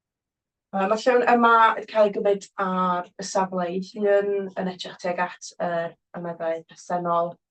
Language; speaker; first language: Welsh; native; Welsh